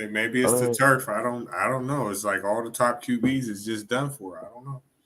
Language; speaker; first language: English; native; English